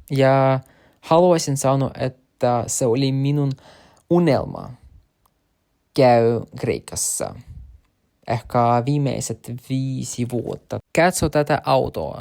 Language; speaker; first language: Finnish; non-native, learner; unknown